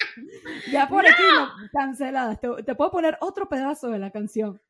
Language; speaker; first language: Spanish; native; Spanish